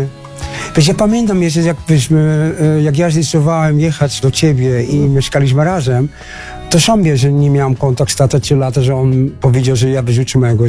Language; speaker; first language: Polish; non-native, fluent; Dutch